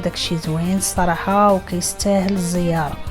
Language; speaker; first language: Arabic; native; Arabic